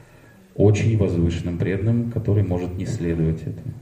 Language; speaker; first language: Russian; native; Russian